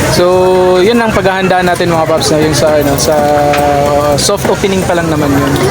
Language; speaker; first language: Filipino; native; Filipino